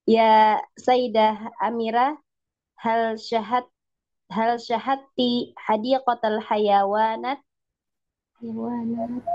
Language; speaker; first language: Arabic; non-native, learner; Indonesian